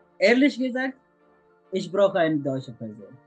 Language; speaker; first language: German; non-native, learner; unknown